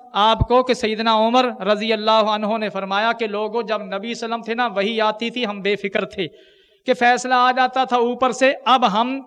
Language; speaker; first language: Urdu; non-native, local second language; Punjabi